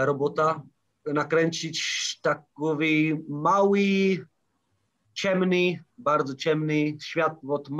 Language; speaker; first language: Polish; non-native, learner; Czech